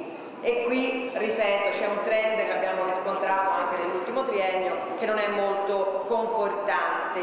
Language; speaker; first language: Italian; native; Italian